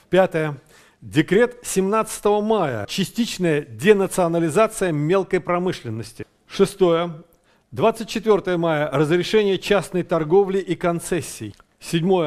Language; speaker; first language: Russian; native; Russian